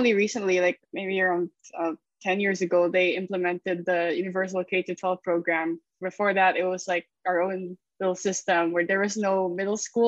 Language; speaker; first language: English; non-native, local second language; Filipino